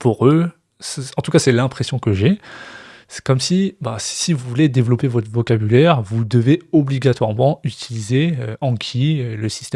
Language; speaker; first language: French; native; French